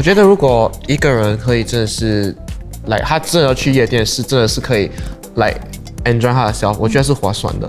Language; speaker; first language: Chinese; non-native, local second language; English